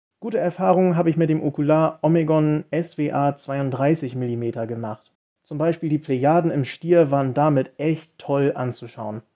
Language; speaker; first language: German; native; German